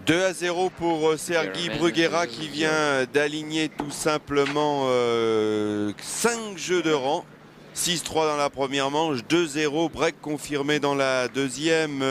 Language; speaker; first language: French; native; French